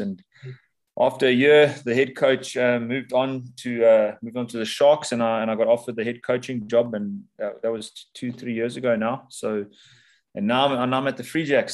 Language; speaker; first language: English; native; English